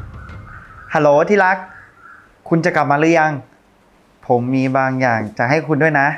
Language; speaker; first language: Thai; native; Thai